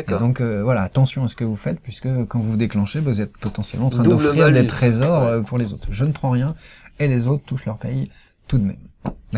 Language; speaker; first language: French; native; French